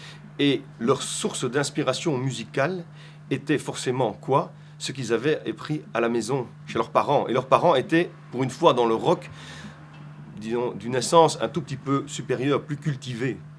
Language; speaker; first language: French; native; French